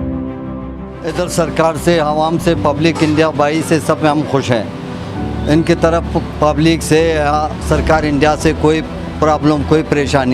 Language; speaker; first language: Hindi; non-native, learner; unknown